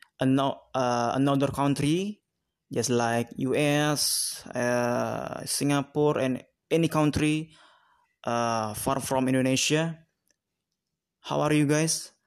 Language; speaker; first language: English; non-native, learner; Indonesian